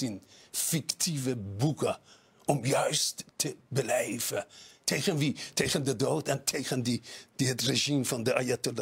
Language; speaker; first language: Dutch; non-native, fluent; Persian